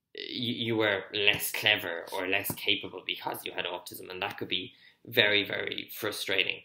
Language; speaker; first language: English; native; English